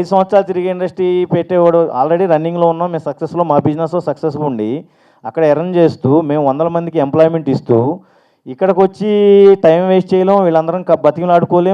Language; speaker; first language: Telugu; native; Telugu